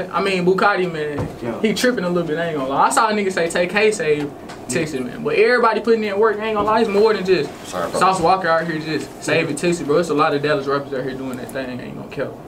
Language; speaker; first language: English; native; English